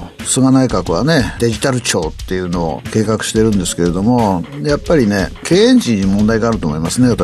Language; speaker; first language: Japanese; native; Japanese